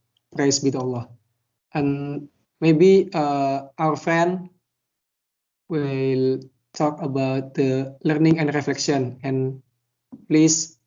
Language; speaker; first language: English; non-native, learner; Indonesian